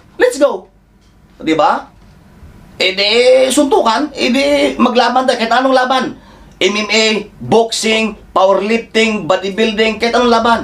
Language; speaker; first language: Filipino; non-native, local second language; Cebuano